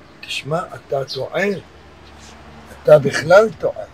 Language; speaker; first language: Hebrew; early bilingual, other home language; Arabic